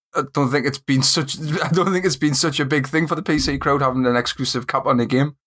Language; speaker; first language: English; native; English